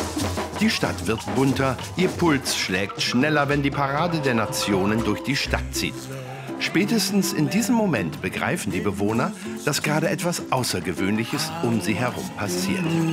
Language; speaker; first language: German; native; German